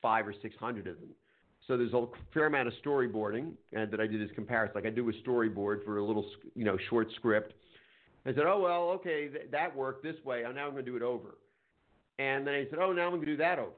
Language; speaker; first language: English; native; English